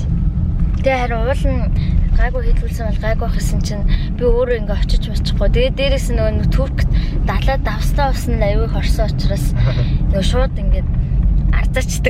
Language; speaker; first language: Mongolian; native; Mongolian